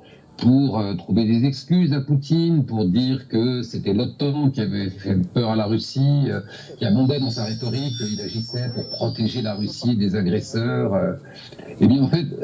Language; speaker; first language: French; native; French